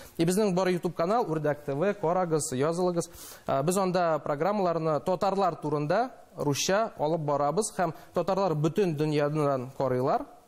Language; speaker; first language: Tatar; non-native, local second language; Russian